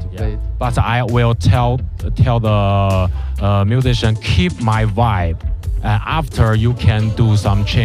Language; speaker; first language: English; non-native, learner; Chinese